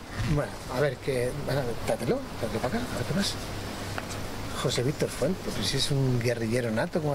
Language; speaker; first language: Spanish; native; Spanish